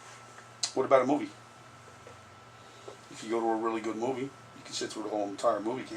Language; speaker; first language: English; native; English